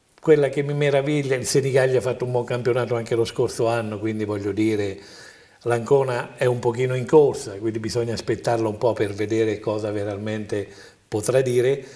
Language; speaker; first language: Italian; native; Italian